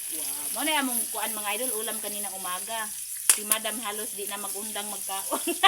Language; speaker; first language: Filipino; non-native, local second language; Cebuano